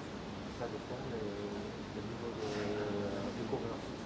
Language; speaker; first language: French; non-native, learner; Vietnamese